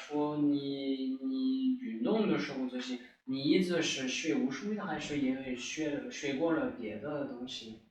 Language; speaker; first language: Chinese; non-native, learner; French